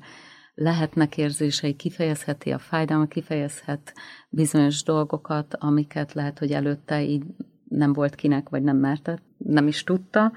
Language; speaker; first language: Hungarian; native; Hungarian